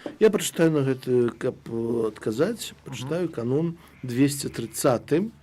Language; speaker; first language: Belarusian; non-native, local second language; Russian